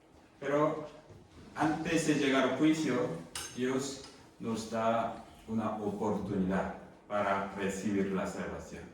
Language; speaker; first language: Spanish; non-native, fluent; Korean